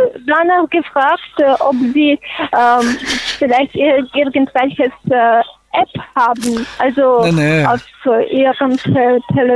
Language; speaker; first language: German; non-native, fluent; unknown